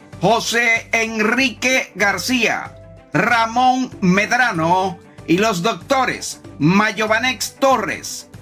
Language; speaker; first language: Spanish; native; Spanish